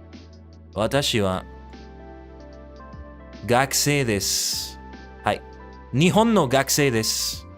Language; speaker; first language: Japanese; non-native, learner; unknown